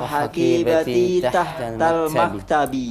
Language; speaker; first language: Arabic; non-native, learner; Indonesian